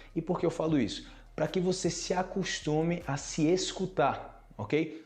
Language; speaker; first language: Portuguese; native; Portuguese